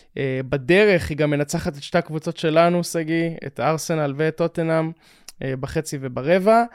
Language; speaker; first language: Hebrew; native; Hebrew